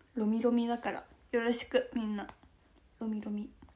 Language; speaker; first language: Japanese; native; Japanese